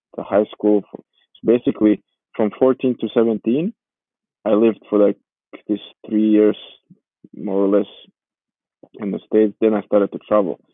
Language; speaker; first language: English; non-native, fluent; Georgian